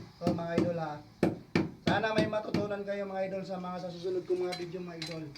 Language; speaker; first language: Filipino; non-native, local second language; Cebuano